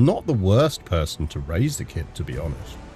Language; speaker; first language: English; native; English